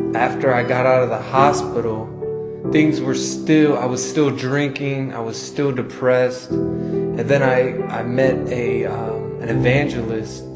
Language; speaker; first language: English; native; English